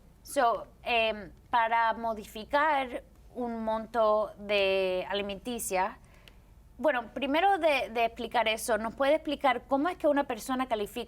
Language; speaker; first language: Spanish; early bilingual, heritage; Spanish